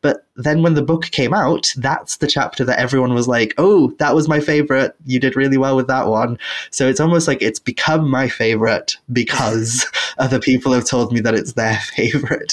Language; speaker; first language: English; native; English